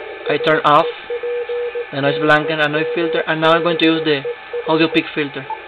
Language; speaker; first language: English; non-native, fluent; Spanish